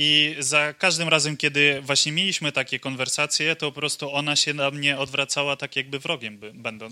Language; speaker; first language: Polish; non-native, learner; English